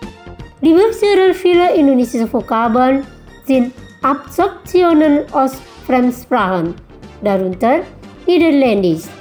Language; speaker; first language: German; non-native, fluent; Indonesian